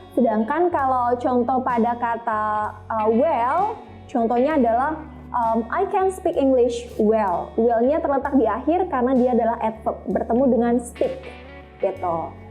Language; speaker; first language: Indonesian; native; Indonesian